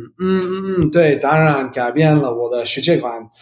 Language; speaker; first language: Chinese; non-native, learner; English